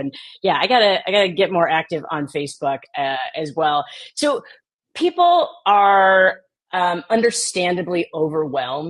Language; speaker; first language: English; native; English